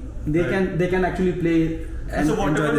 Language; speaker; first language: English; non-native, local second language; Hindi